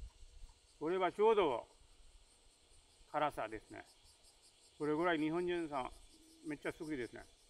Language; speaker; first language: Japanese; non-native, fluent; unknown